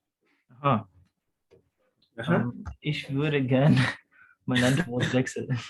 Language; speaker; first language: German; non-native, learner; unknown